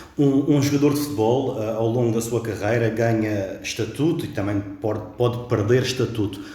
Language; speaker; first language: Portuguese; native; Portuguese